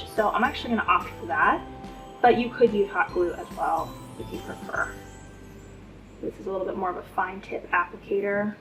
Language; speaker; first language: English; native; English